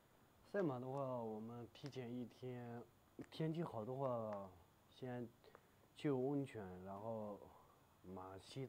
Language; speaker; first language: Chinese; non-native, local second language; Tibetan